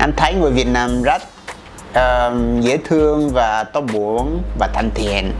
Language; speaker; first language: Vietnamese; non-native, fluent; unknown